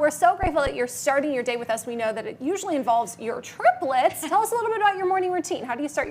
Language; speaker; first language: English; native; English